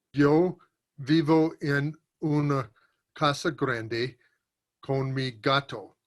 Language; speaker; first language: Spanish; non-native, learner; English